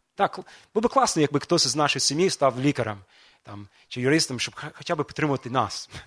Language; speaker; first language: Ukrainian; non-native, fluent; English